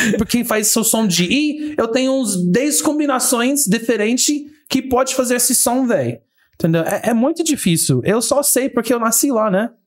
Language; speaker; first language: Portuguese; non-native, fluent; English